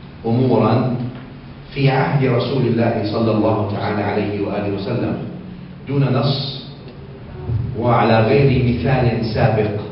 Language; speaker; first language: Arabic; native; Arabic